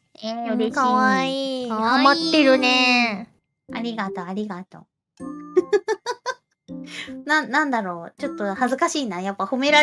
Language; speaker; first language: Japanese; native; Japanese